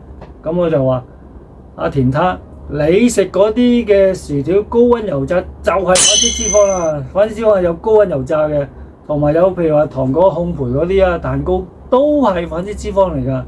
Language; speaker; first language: Cantonese; native; Cantonese